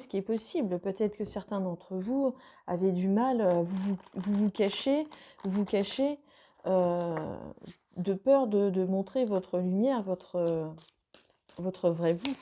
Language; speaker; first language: French; native; French